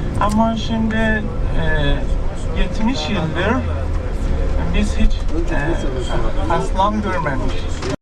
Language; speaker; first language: Turkish; non-native, learner; Persian